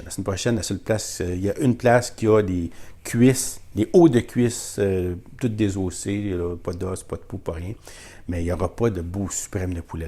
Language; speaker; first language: French; native; French